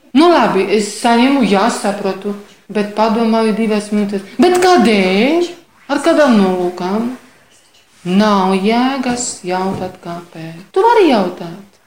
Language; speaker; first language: Latvian; non-native, fluent; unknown